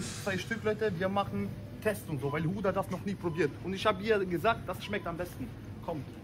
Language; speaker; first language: German; early bilingual, other home language; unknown